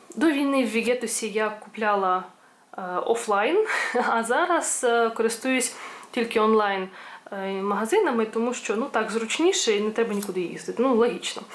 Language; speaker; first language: Ukrainian; non-native, local second language; Russian